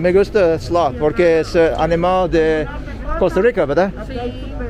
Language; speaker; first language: Spanish; non-native, learner; English